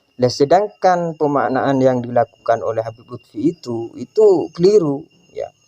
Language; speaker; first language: Indonesian; non-native, local second language; Madurese